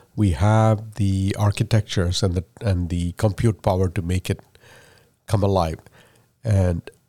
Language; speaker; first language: English; non-native, local second language; Malayalam